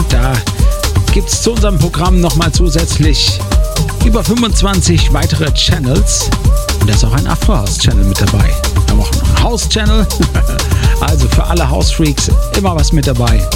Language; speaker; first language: German; native; German